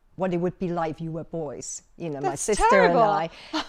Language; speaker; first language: English; early bilingual, other home language; Cantonese